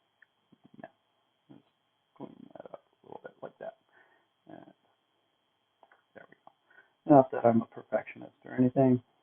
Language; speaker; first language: English; native; English